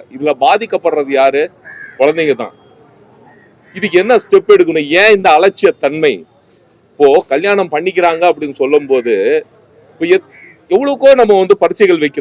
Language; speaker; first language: Tamil; native; Tamil